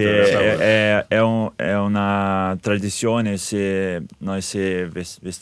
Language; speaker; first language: Italian; non-native, fluent; Portuguese